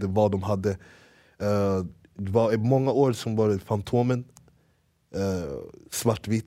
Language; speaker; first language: Swedish; early bilingual, other home language; English